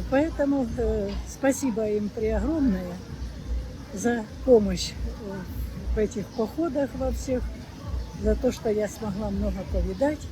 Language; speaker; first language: Russian; native; Russian